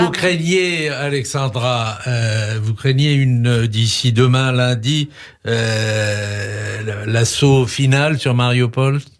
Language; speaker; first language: French; native; French